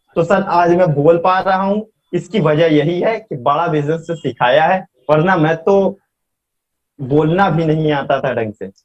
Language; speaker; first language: Hindi; native; Hindi